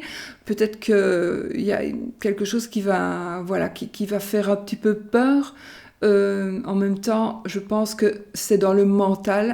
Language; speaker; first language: French; native; French